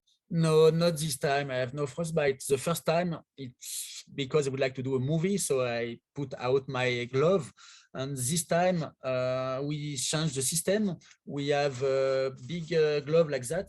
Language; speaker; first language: English; non-native, learner; French